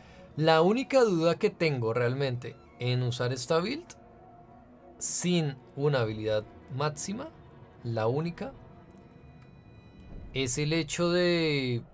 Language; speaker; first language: Spanish; native; Spanish